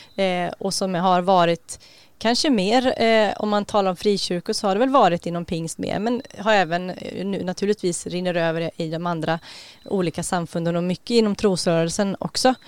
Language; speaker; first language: Swedish; native; Swedish